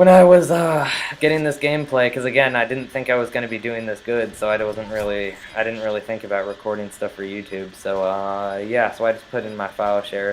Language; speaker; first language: English; native; English